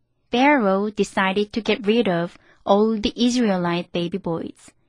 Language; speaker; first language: English; non-native, fluent; Korean